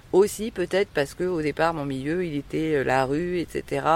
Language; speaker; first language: French; native; French